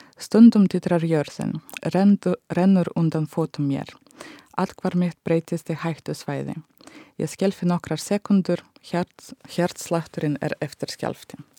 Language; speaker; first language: Icelandic; non-native, fluent; Russian